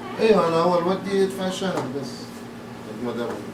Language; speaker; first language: Arabic; non-native, learner; Turkish